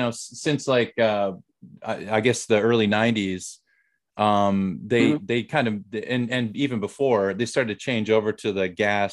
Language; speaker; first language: English; native; English